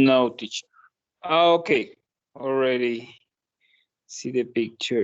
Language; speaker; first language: English; non-native, learner; Spanish